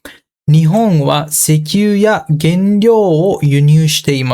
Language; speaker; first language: Japanese; non-native, fluent; Sinhala